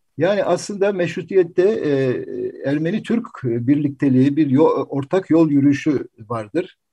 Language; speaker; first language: Turkish; native; Turkish